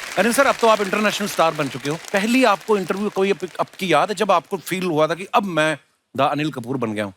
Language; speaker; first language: Hindi; non-native, local second language; Punjabi